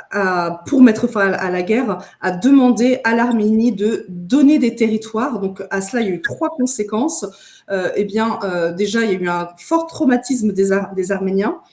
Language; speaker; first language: French; native; French